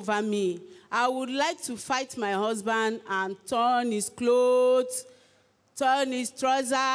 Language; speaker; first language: English; non-native, local second language; Igbo